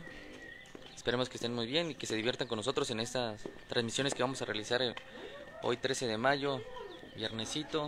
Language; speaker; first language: Spanish; native; Spanish